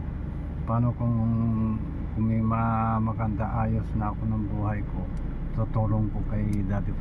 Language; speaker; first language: Filipino; non-native, learner; Japanese